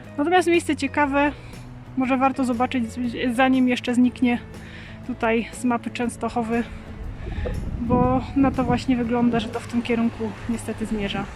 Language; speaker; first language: Polish; native; Polish